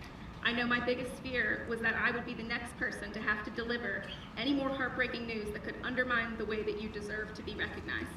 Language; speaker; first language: English; native; English